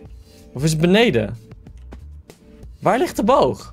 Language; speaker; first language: Dutch; native; Dutch